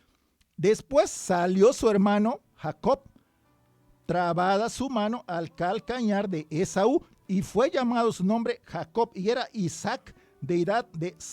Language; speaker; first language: Spanish; native; Spanish